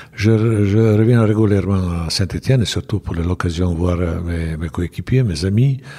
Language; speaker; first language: French; non-native, fluent; Bosnian